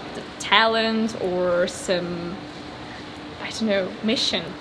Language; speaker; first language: English; non-native, fluent; Polish